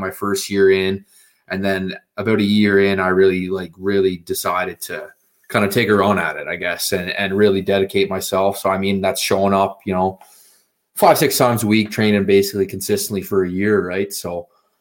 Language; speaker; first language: English; native; English